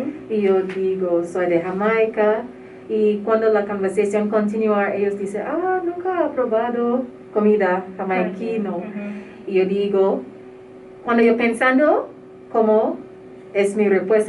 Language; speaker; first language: Spanish; non-native, learner; English